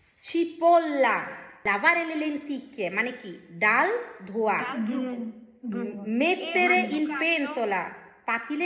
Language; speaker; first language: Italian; non-native, learner; Bangla